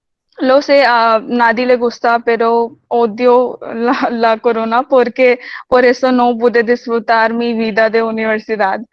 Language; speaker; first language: Spanish; non-native, learner; Hindi